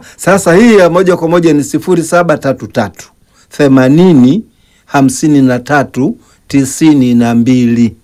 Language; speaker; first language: Swahili; native; Swahili